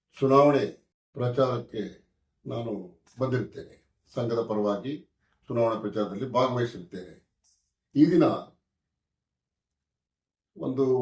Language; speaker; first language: Kannada; native; Kannada